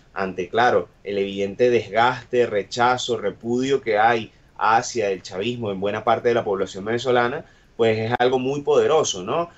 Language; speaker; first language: Spanish; native; Spanish